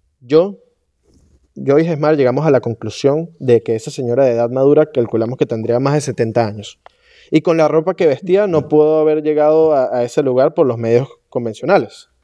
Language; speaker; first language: Spanish; native; Spanish